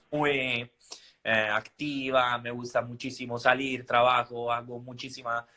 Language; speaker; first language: Spanish; non-native, fluent; Italian